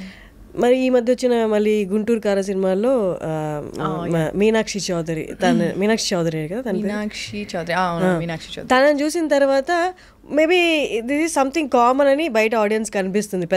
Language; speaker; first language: Telugu; native; Telugu